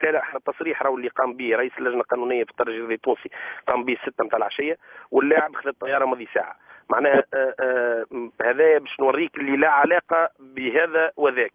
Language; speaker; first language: Arabic; native; Arabic